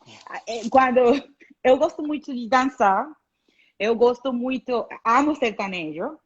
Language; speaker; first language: Portuguese; non-native, fluent; Spanish